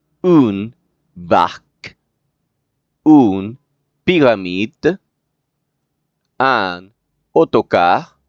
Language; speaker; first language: French; non-native, fluent; Spanish